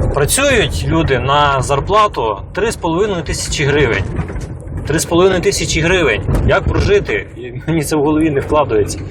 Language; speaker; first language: Ukrainian; native; Ukrainian